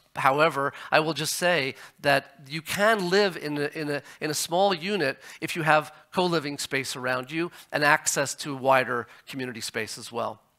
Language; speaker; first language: English; native; English